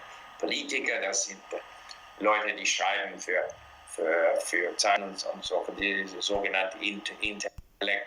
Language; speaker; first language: German; non-native, learner; English